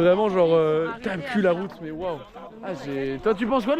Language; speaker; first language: French; native; French